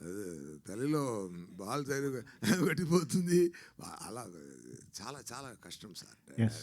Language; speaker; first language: Telugu; non-native, learner; Tamil